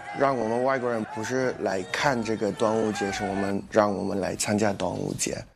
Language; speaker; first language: Chinese; non-native, learner; English